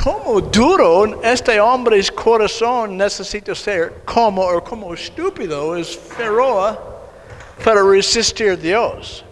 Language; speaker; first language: Spanish; non-native, learner; English